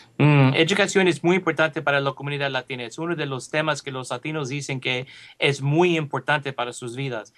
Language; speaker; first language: Spanish; early bilingual, heritage; Spanish